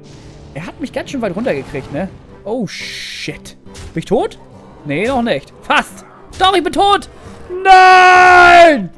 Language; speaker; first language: German; native; German